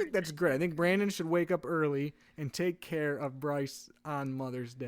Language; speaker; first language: English; native; English